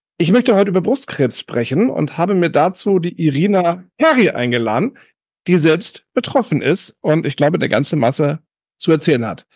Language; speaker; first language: German; native; German